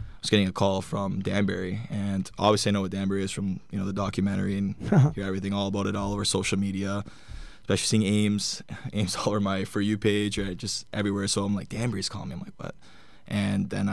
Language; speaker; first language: English; native; English